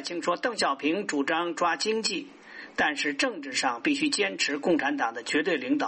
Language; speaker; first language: Chinese; native; Chinese